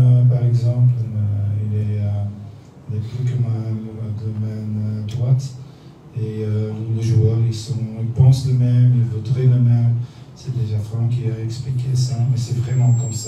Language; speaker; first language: French; non-native, learner; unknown